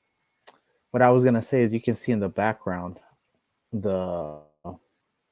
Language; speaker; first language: English; native; English